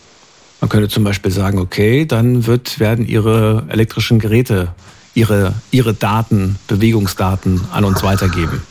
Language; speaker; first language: German; native; German